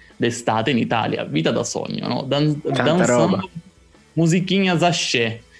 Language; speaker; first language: Italian; native; Italian